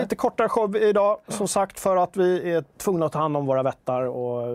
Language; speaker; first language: Swedish; native; Swedish